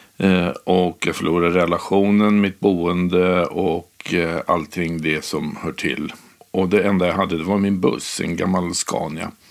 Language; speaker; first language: Swedish; native; Swedish